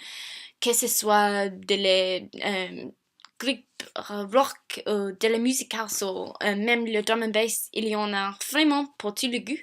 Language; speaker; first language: French; non-native, fluent; English